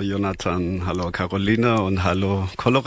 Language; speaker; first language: German; non-native, fluent; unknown